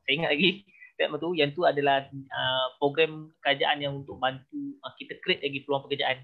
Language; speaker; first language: Malay; native; Malay